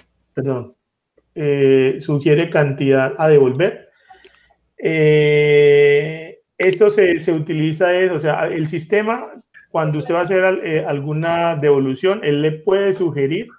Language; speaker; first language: Spanish; native; Spanish